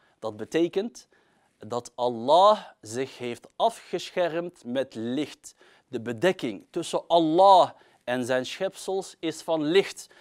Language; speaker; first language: Dutch; early bilingual, other home language; Arabic